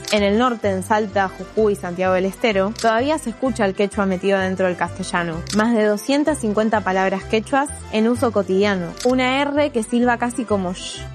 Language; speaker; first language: Spanish; native; Spanish